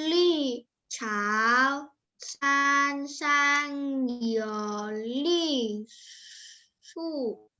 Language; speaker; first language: Chinese; non-native, learner; Indonesian